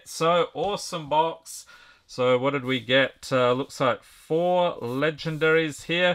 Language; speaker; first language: English; native; English